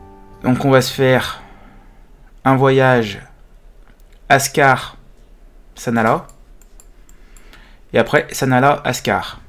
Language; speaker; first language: French; native; French